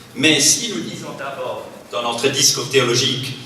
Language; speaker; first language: French; non-native, fluent; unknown